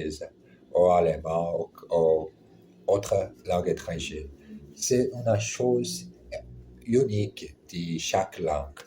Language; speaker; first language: French; non-native, learner; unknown